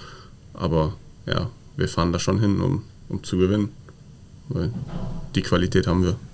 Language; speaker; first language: German; native; German